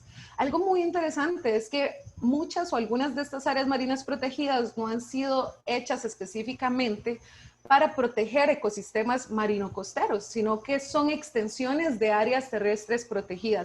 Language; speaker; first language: Spanish; native; Spanish